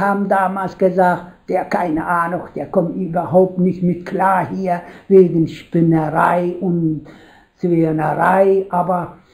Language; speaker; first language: German; non-native, learner; Turkish